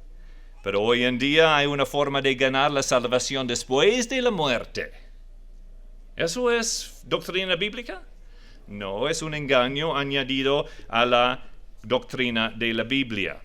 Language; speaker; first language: Spanish; non-native, fluent; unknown